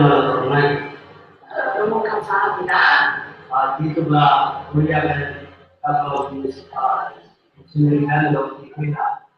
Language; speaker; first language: Korean; non-native, learner; Vietnamese